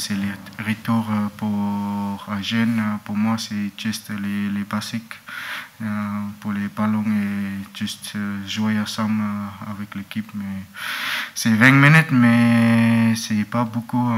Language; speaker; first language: French; non-native, learner; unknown